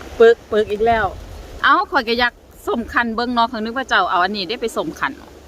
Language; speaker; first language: Thai; native; Thai